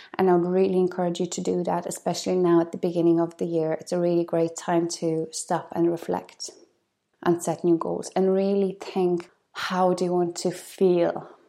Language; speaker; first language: English; non-native, fluent; Polish